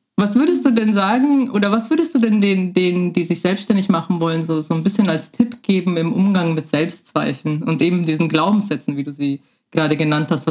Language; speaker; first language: German; native; German